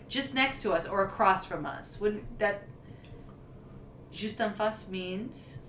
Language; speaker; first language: English; native; English